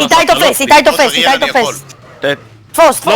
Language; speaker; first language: Hebrew; native; Hebrew